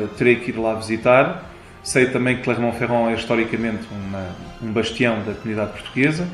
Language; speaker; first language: Portuguese; early bilingual, heritage; Portuguese